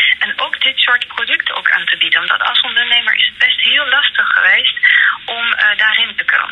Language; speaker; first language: Dutch; non-native, fluent; French